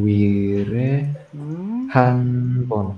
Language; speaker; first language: Korean; non-native, learner; Indonesian